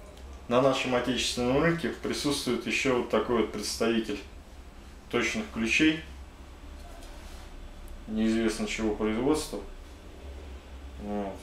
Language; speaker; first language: Russian; native; Russian